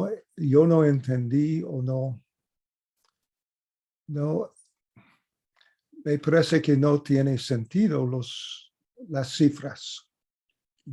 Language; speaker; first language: Spanish; non-native, fluent; English